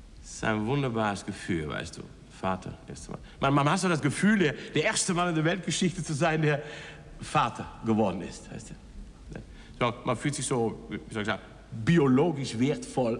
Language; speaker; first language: German; non-native, fluent; Dutch